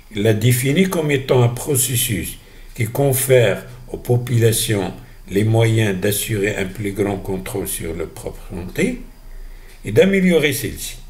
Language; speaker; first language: French; non-native, local second language; Arabic